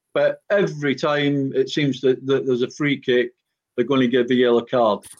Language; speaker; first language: English; native; English